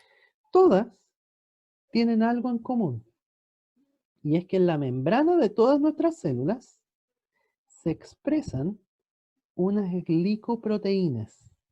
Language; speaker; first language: Spanish; native; Spanish